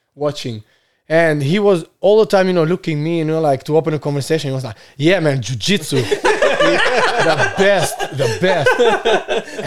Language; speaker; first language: English; non-native, fluent; Albanian